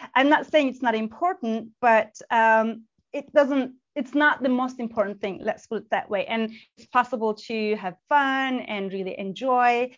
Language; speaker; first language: English; non-native, fluent; Turkish